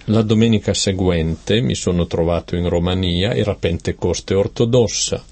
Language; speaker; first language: Italian; native; Italian